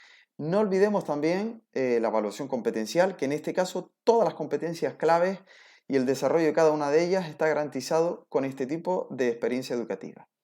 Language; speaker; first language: Spanish; native; Spanish